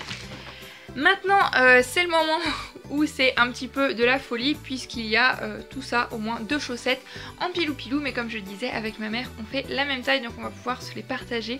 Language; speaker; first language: French; native; French